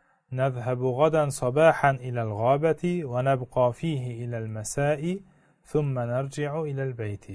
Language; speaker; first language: Arabic; non-native, fluent; Uzbek